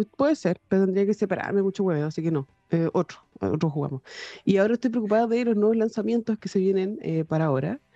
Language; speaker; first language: Spanish; native; Spanish